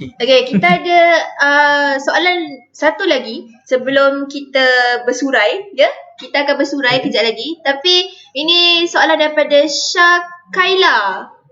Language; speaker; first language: Malay; native; Malay